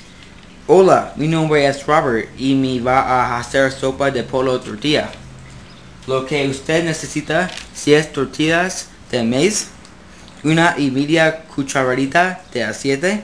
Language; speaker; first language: Spanish; non-native, learner; English